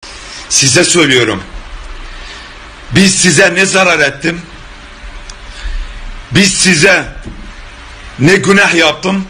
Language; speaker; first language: Turkish; non-native, learner; Arabic